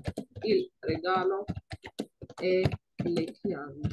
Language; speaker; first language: Italian; non-native, fluent; Arabic